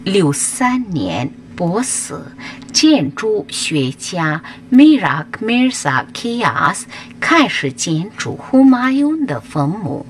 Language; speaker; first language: Chinese; non-native, fluent; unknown